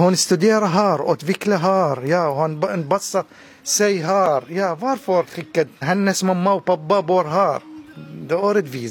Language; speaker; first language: Swedish; non-native, learner; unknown